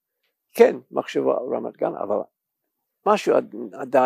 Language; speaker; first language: Hebrew; non-native, fluent; English